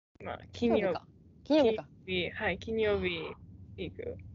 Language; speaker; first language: Japanese; non-native, learner; English